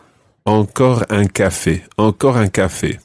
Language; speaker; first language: French; non-native, fluent; English